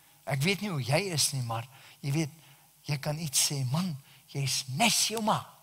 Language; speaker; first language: Afrikaans; native; Afrikaans